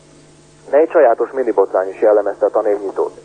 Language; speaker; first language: Hungarian; native; Hungarian